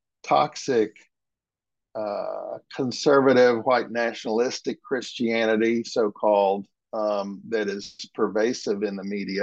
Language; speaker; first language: English; native; English